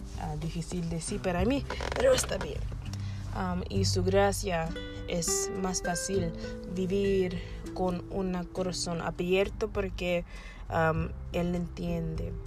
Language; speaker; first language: Spanish; non-native, learner; English